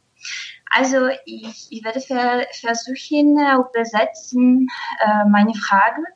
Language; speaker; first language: German; non-native, learner; Portuguese